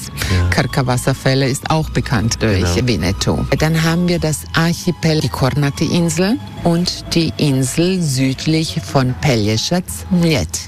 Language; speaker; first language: German; non-native, fluent; Croatian